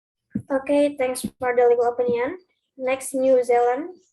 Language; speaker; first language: English; non-native, learner; Indonesian